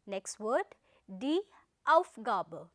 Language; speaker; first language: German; non-native, fluent; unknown